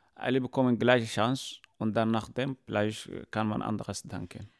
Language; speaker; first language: German; non-native, learner; Arabic